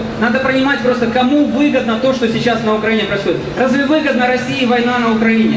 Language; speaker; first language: Russian; native; Russian